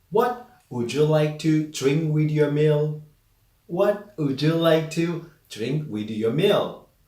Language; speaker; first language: English; non-native, fluent; Korean